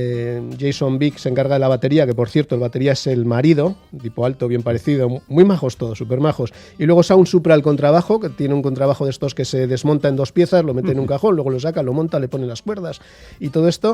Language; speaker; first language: Spanish; native; Spanish